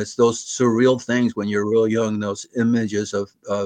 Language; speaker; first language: English; native; English